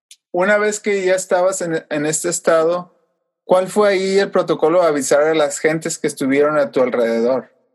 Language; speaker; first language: Spanish; native; Spanish